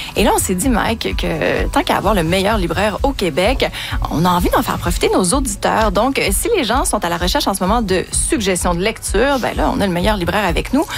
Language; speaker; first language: French; native; French